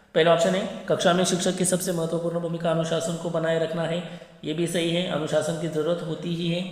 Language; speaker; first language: Hindi; non-native, local second language; Marathi